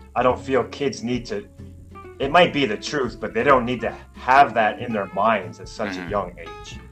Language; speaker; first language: English; native; English